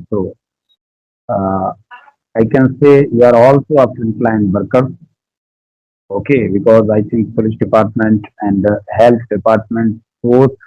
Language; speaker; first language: English; non-native, learner; Hindi